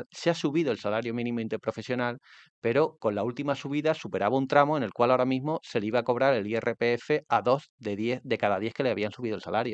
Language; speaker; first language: Spanish; native; Spanish